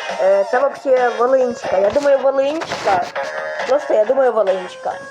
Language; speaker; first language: Ukrainian; non-native, local second language; Russian